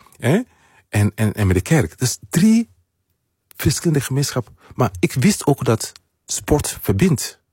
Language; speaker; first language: Dutch; non-native, learner; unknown